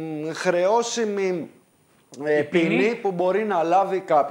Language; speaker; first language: Greek; native; Greek